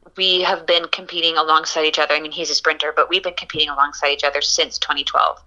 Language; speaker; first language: English; native; English